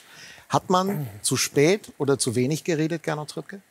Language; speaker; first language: German; native; German